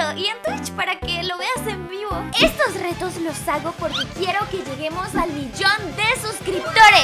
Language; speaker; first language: Spanish; native; Spanish